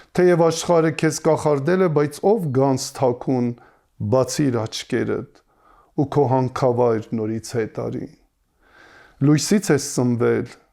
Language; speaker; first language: Armenian; native; Armenian